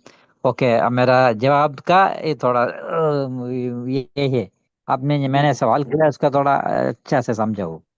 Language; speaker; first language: Hindi; non-native, local second language; Malayalam